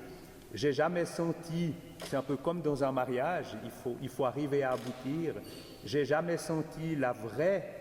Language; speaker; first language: French; native; French